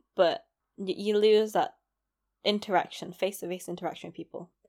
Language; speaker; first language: English; native; English